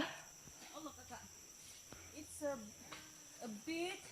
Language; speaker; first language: English; non-native, local second language; Malay